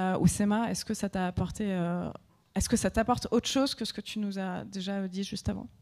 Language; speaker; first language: French; native; French